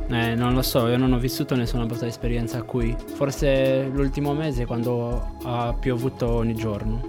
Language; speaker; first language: Italian; non-native, fluent; Romanian